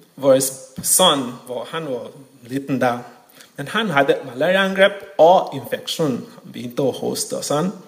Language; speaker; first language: Norwegian; non-native, fluent; Yoruba